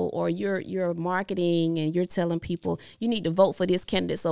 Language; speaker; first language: English; native; English